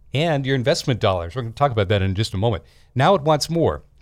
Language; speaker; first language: English; native; English